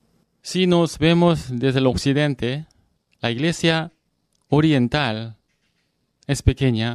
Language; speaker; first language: Spanish; non-native, learner; Korean